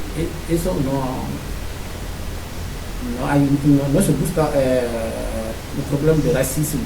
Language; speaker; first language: Spanish; non-native, learner; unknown